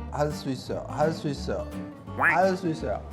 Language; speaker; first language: Korean; non-native, learner; Italian